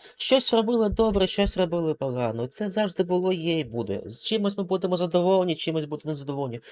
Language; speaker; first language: Ukrainian; non-native, local second language; Russian